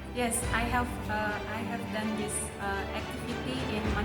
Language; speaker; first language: English; non-native, learner; Indonesian